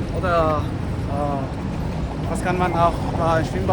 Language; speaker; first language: German; non-native, learner; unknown